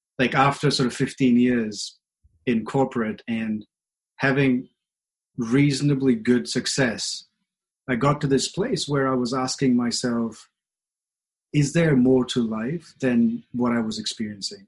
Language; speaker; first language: English; non-native, local second language; Hindi